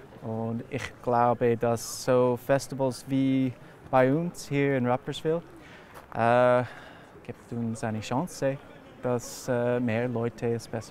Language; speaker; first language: German; non-native, learner; English